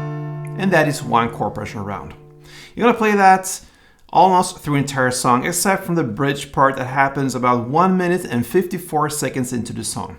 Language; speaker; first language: English; non-native, fluent; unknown